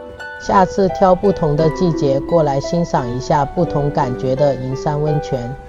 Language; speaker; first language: Chinese; native; Chinese